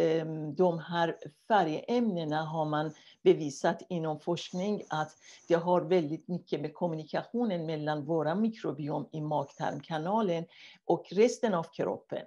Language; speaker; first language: Swedish; non-native, fluent; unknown